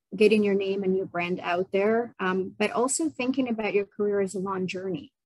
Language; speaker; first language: English; non-native, fluent; Ukrainian